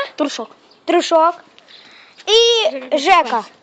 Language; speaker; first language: Russian; native; Russian